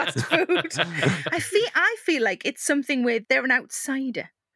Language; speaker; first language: English; native; English